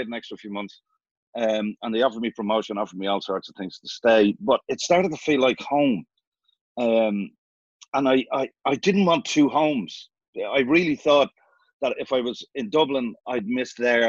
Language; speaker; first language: English; native; English